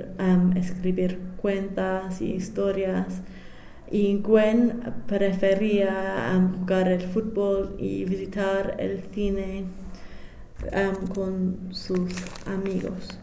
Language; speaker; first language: Spanish; non-native, fluent; English